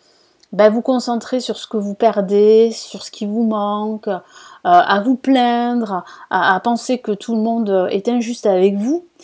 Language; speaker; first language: French; native; French